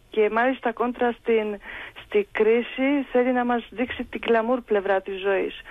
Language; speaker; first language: Greek; non-native, fluent; Polish